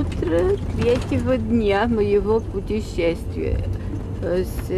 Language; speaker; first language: Russian; non-native, learner; Bulgarian